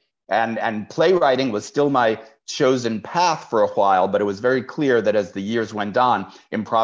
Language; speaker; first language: English; native; English